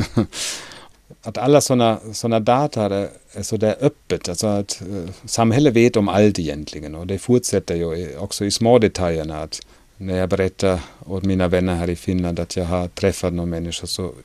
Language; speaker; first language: Swedish; non-native, fluent; German